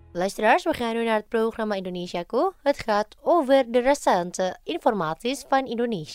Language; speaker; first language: Dutch; non-native, fluent; Indonesian